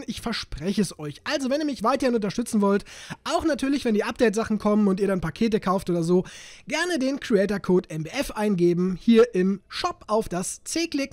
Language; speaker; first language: German; native; German